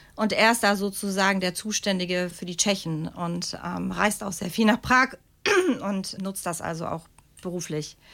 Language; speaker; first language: German; early bilingual, other home language; Czech